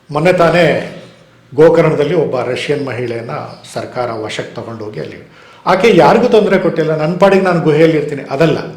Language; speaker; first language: Kannada; native; Kannada